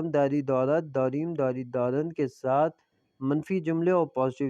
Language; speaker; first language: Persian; non-native, fluent; Urdu